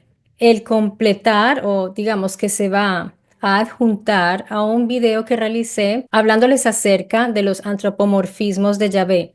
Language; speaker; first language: Spanish; native; Spanish